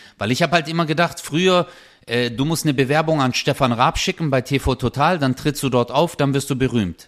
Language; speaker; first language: German; early bilingual, other home language; Turkish